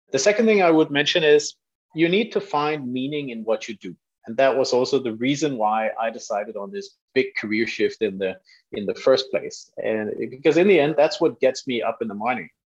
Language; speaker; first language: English; non-native, fluent; Danish